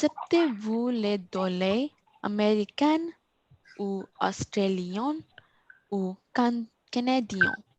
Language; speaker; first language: French; non-native, learner; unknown